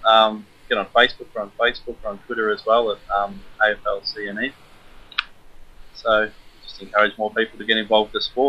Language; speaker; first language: English; native; English